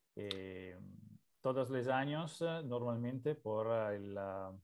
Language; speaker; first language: Spanish; non-native, learner; Italian